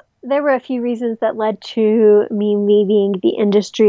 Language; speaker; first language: English; native; English